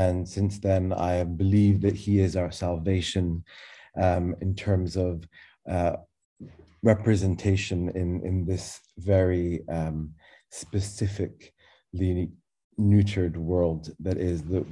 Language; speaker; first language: English; native; English